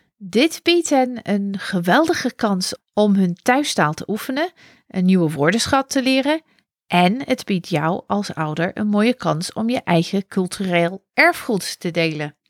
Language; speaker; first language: Dutch; non-native, fluent; English